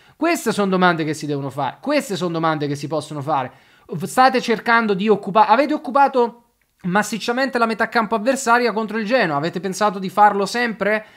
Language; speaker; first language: Italian; native; Italian